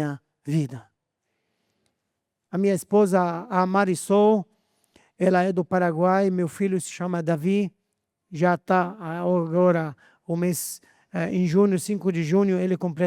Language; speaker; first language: Portuguese; non-native, fluent; Arabic